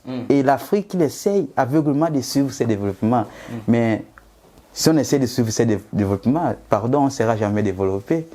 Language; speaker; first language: French; non-native, fluent; Portuguese